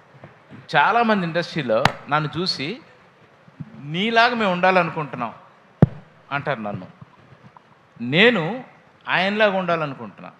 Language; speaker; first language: Telugu; native; Telugu